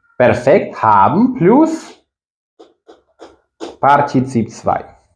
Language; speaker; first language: German; non-native, fluent; Ukrainian